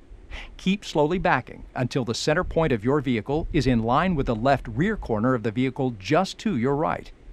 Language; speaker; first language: English; native; English